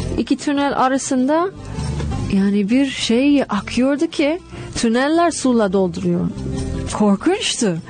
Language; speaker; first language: Turkish; non-native, fluent; English